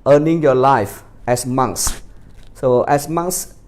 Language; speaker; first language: English; non-native, fluent; Khmer